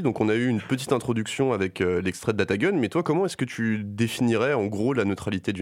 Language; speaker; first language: French; native; French